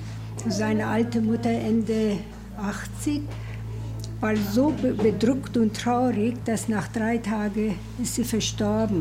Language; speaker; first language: German; early bilingual, other home language; Persian